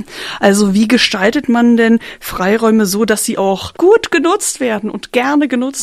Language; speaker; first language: German; native; German